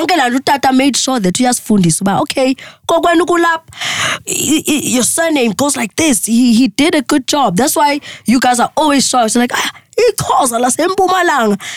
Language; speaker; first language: English; non-native, local second language; Xhosa